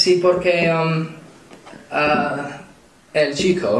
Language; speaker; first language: Spanish; non-native, learner; English